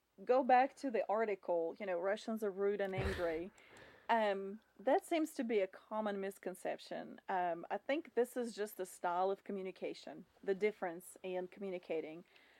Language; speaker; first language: English; non-native, fluent; Russian